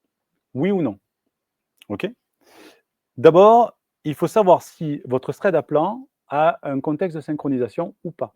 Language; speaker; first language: French; native; French